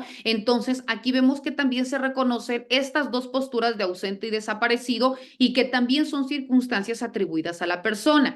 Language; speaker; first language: Spanish; native; Spanish